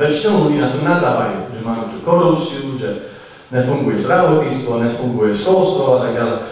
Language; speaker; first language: Slovak; non-native, fluent; English